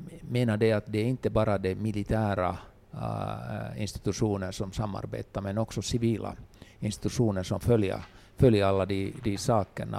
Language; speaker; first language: Swedish; non-native, local second language; Finnish